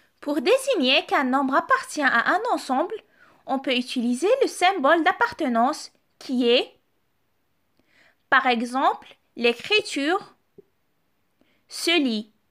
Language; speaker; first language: French; non-native, local second language; Arabic